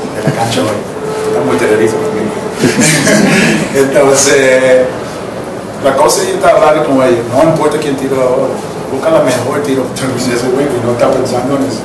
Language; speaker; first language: Spanish; non-native, learner; English